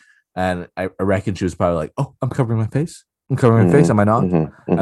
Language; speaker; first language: English; non-native, local second language; Cantonese